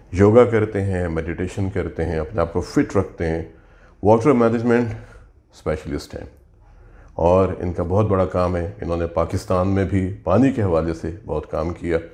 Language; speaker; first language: Urdu; native; Urdu